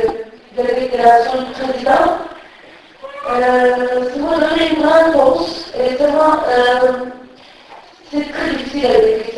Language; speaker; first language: French; non-native, fluent; Turkish